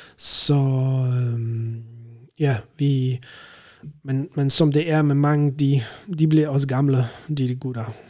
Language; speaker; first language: Danish; non-native, fluent; Polish